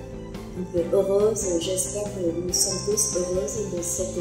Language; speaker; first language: French; non-native, fluent; Vietnamese